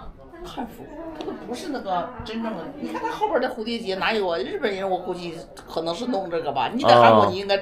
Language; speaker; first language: Chinese; native; Chinese